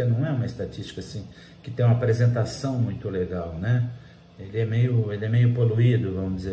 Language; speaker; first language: Portuguese; native; Portuguese